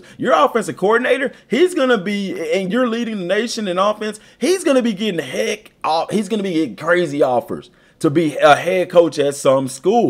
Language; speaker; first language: English; native; English